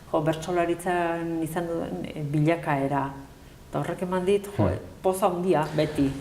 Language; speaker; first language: Basque; native; Basque